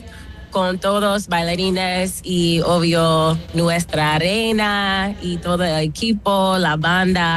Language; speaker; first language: Spanish; non-native, learner; English